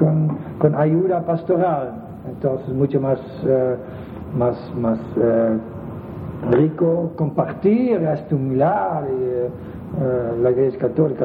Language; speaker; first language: Spanish; non-native, fluent; Dutch